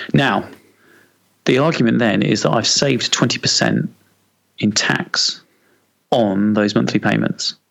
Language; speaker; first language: English; native; English